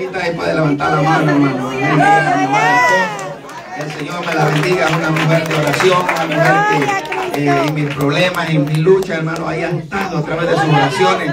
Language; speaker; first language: Spanish; native; Spanish